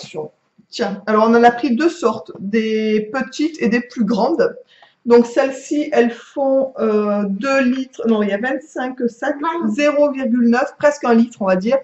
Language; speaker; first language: French; native; French